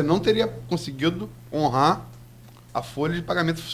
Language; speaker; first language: Portuguese; native; Portuguese